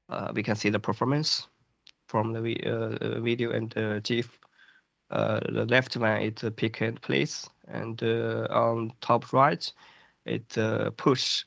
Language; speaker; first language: English; non-native, fluent; Chinese